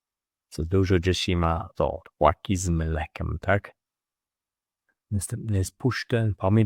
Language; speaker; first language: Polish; non-native, learner; English